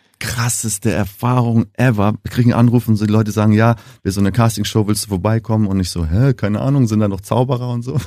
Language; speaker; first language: German; early bilingual, heritage; German